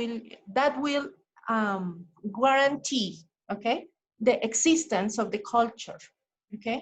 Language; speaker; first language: English; non-native, fluent; Spanish